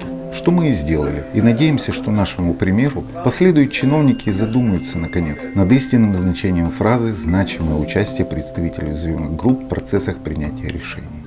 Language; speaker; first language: Russian; native; Russian